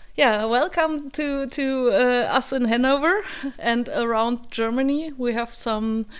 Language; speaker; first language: English; non-native, fluent; German